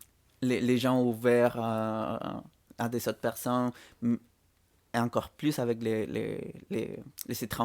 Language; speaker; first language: French; non-native, fluent; Spanish